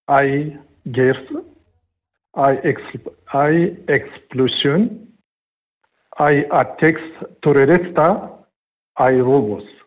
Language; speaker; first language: Spanish; non-native, learner; Pashto